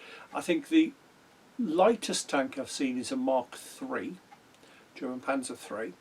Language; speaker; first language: English; native; English